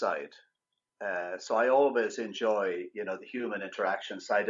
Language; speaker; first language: English; native; English